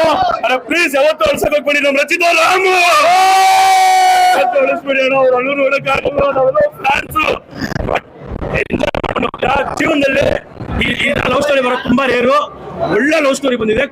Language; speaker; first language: Kannada; native; Kannada